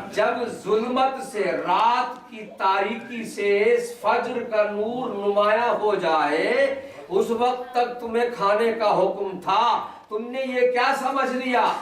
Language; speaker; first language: Urdu; native; Urdu